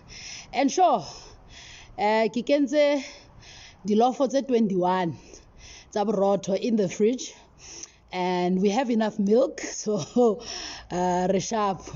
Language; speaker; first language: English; non-native, local second language; Northern Sotho